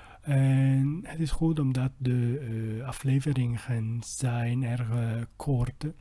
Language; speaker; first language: Dutch; non-native, learner; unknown